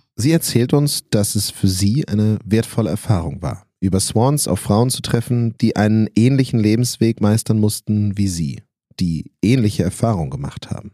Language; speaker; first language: German; native; German